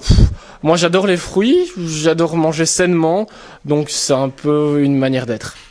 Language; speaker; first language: French; native; French